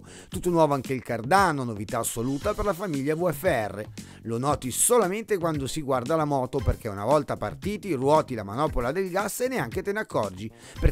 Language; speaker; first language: Italian; native; Italian